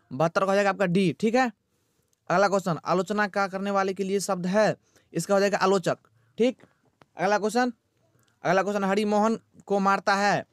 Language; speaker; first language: Hindi; native; Hindi